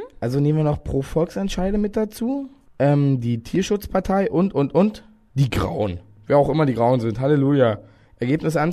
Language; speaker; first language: German; native; German